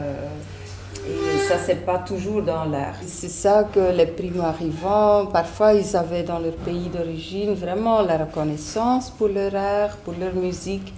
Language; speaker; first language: French; native; French